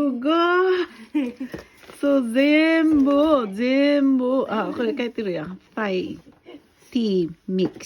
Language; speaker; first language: Japanese; non-native, fluent; Filipino